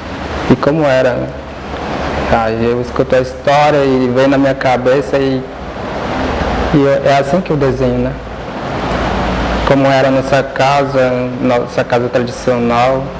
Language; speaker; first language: Portuguese; non-native, local second language; Guarani